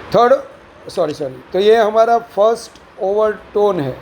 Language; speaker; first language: Hindi; non-native, local second language; Gujarati